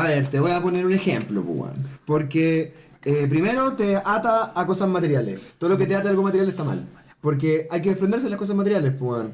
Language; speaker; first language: Spanish; native; Spanish